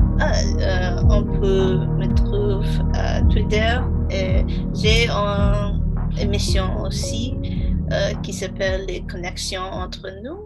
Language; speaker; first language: French; non-native, learner; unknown